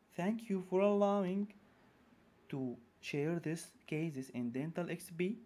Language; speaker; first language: English; non-native, fluent; Arabic